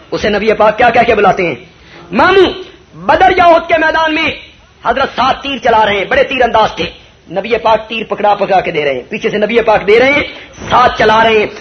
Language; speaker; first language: Urdu; non-native, local second language; Punjabi